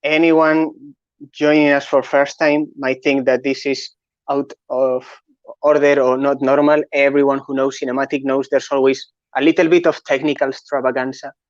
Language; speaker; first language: English; non-native, fluent; Catalan